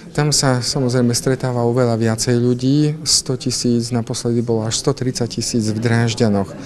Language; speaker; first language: Slovak; native; Slovak